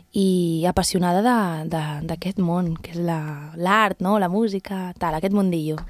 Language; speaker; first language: Catalan; native; Catalan